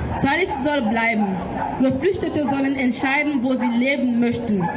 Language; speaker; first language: German; non-native, learner; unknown